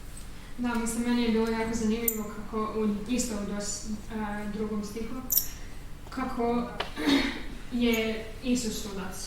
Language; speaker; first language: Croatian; early bilingual, heritage; English